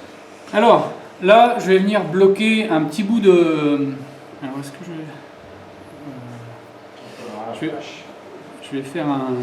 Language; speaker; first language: French; native; French